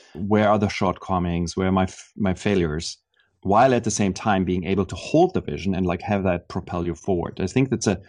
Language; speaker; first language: English; non-native, fluent; German